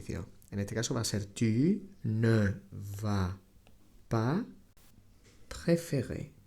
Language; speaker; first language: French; non-native, fluent; Spanish